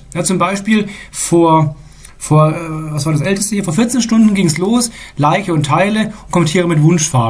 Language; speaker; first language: German; native; German